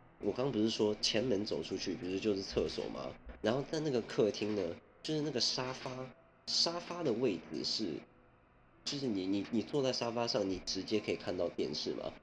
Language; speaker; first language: Chinese; early bilingual, other home language; Min Nan Chinese